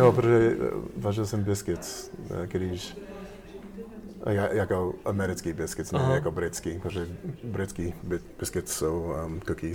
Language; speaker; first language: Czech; non-native, learner; English